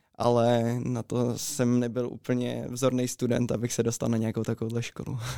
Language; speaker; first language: Czech; native; Czech